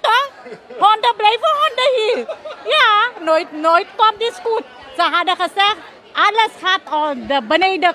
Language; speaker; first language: Dutch; non-native, local second language; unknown